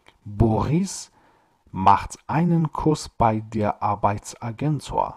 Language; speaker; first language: German; non-native, fluent; Persian